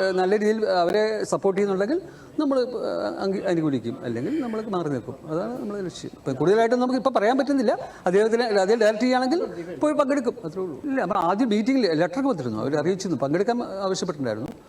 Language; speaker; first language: Malayalam; native; Malayalam